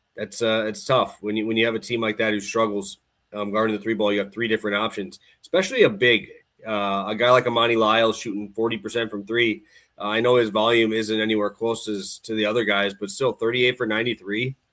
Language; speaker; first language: English; native; English